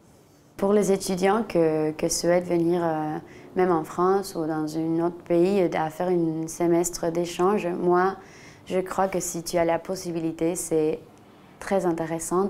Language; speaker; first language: French; non-native, fluent; Spanish